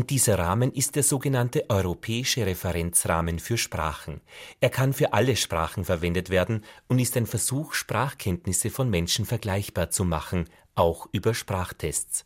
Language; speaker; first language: German; native; German